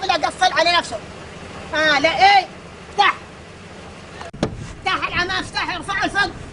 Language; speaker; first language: Arabic; native; Arabic